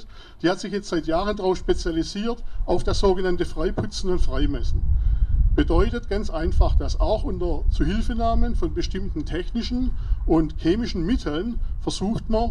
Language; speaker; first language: German; native; German